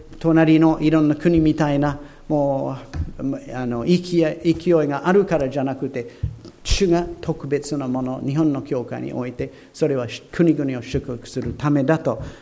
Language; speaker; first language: Japanese; non-native, fluent; English